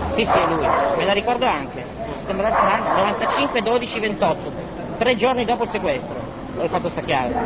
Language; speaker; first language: Italian; native; Italian